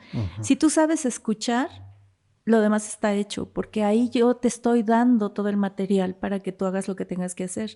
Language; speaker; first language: Spanish; native; Spanish